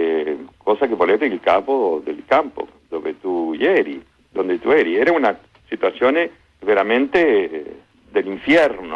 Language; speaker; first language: Italian; non-native, fluent; Spanish